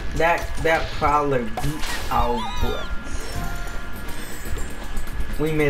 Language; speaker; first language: English; native; English